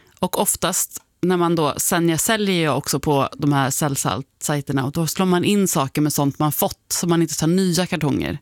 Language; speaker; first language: Swedish; native; Swedish